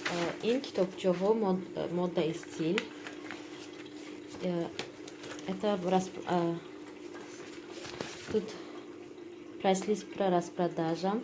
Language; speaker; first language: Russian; non-native, learner; Tajik